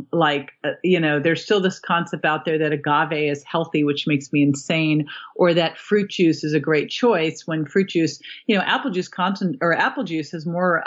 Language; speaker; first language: English; native; English